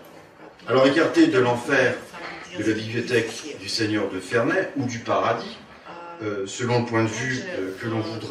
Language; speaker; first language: French; native; French